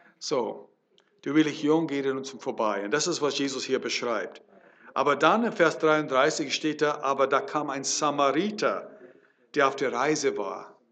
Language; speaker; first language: German; non-native, fluent; English